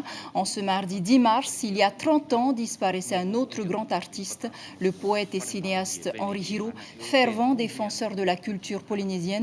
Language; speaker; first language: French; native; French